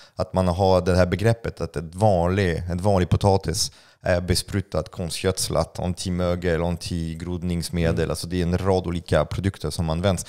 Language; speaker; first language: Swedish; non-native, fluent; French